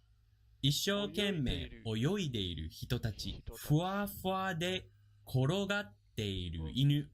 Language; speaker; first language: Japanese; non-native, fluent; English